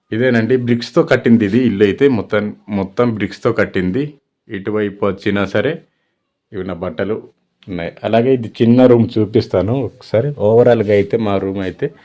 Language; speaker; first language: Telugu; non-native, local second language; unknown